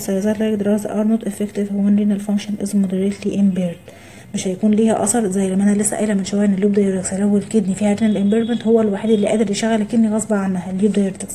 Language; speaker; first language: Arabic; native; Arabic